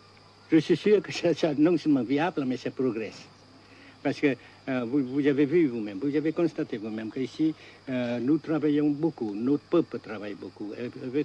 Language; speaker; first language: French; non-native, fluent; Vietnamese